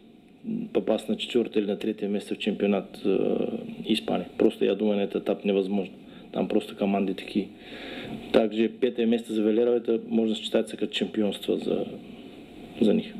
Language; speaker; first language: Russian; non-native, learner; Bulgarian